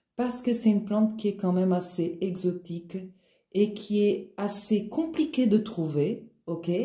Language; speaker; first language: French; non-native, fluent; Portuguese